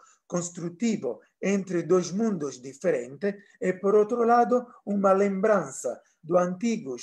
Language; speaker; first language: Portuguese; non-native, fluent; Italian